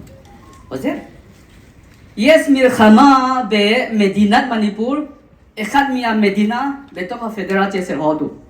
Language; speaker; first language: Hebrew; non-native, fluent; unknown